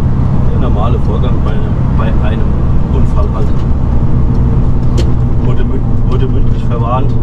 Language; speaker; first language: German; native; German